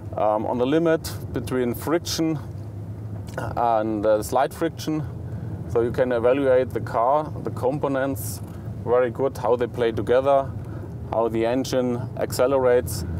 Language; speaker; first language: English; non-native, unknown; German